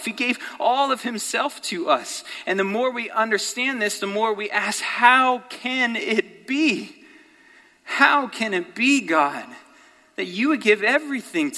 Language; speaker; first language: English; native; English